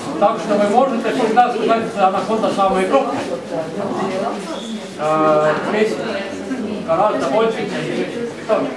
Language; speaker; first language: Russian; non-native, learner; Estonian